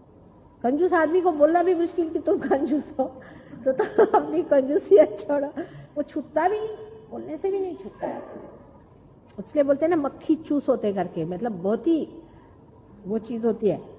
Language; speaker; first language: Hindi; non-native, local second language; Marathi